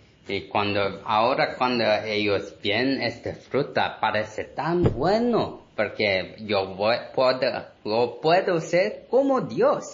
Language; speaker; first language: Spanish; non-native, learner; Korean